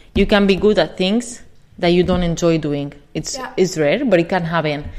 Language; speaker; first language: English; non-native, fluent; Spanish